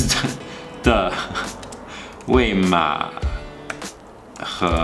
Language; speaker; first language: Chinese; non-native, fluent; English